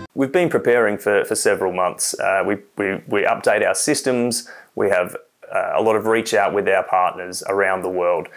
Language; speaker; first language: English; native; English